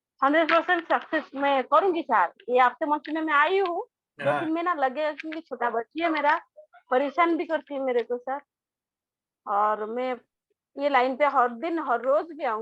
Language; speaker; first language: Hindi; non-native, local second language; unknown